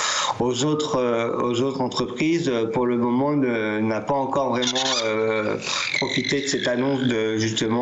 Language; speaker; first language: French; native; French